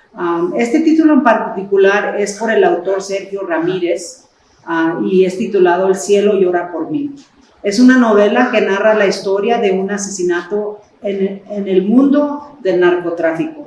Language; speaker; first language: Spanish; early bilingual, other home language; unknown